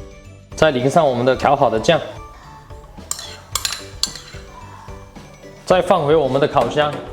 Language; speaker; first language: Chinese; native; Chinese